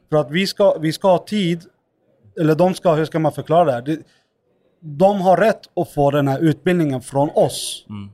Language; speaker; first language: Swedish; native; Swedish